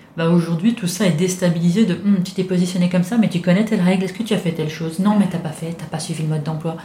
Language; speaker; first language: French; non-native, fluent; Italian